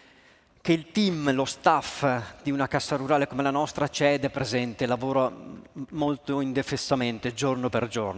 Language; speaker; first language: Italian; native; Italian